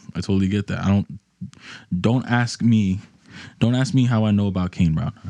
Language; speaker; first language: English; native; English